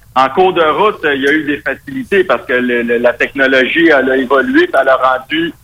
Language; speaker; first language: French; non-native, local second language; Spanish